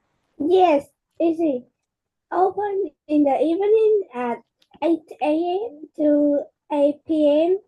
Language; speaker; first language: English; non-native, learner; Vietnamese